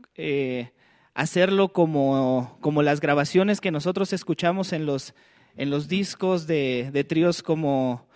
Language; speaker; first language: Spanish; non-native, local second language; Nahuatl languages